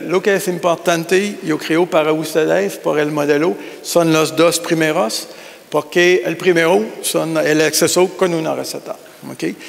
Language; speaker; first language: Spanish; non-native, learner; French